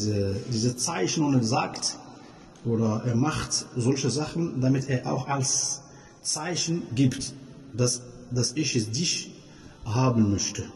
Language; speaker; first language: German; non-native, fluent; Arabic